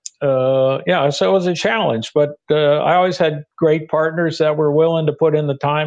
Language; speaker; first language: English; native; English